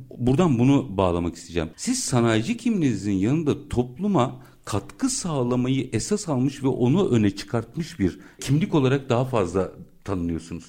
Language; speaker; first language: Turkish; native; Turkish